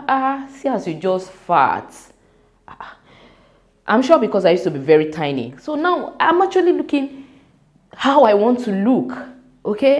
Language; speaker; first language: English; non-native, local second language; Yoruba